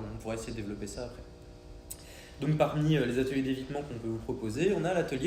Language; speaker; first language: French; native; French